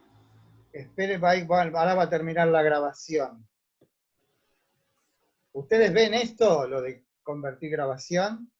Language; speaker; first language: Spanish; native; Spanish